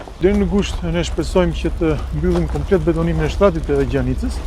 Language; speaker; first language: Albanian; native; Albanian